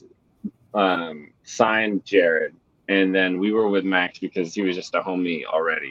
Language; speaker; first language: English; native; English